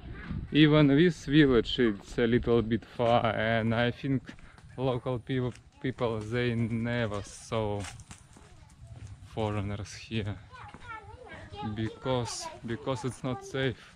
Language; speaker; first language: English; non-native, learner; Russian